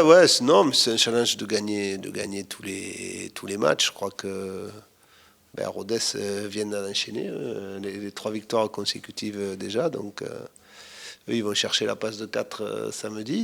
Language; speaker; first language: French; native; French